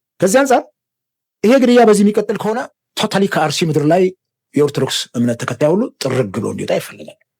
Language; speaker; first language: Amharic; native; Amharic